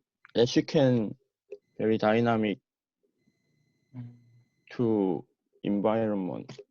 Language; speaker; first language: English; non-native, learner; Korean